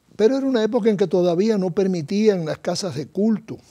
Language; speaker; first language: Spanish; native; Spanish